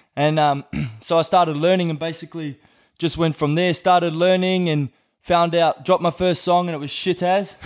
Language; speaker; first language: English; native; English